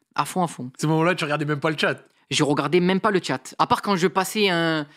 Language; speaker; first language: French; native; French